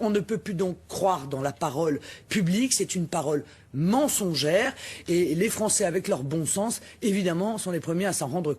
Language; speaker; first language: French; native; French